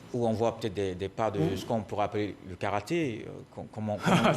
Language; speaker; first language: French; native; French